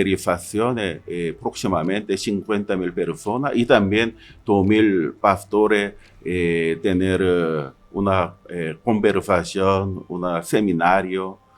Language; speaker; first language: Spanish; non-native, learner; Korean